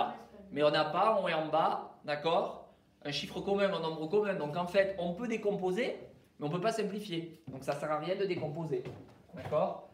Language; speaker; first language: French; native; French